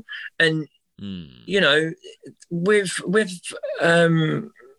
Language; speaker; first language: English; native; English